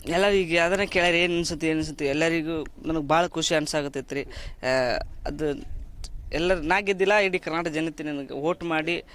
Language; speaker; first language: Kannada; non-native, local second language; Lambadi